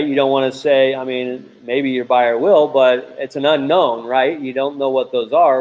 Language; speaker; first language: English; native; English